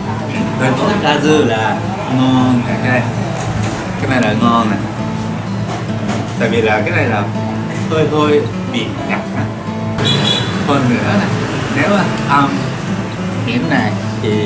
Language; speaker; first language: Vietnamese; non-native, learner; Japanese